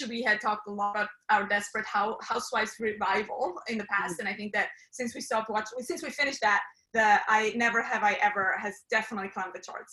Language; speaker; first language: English; non-native, fluent; German